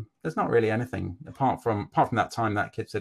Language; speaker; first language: English; native; English